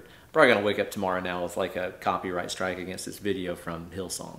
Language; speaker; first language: English; native; English